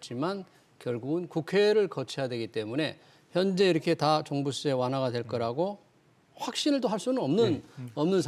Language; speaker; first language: Korean; native; Korean